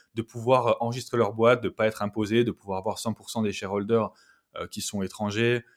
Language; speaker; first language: French; native; French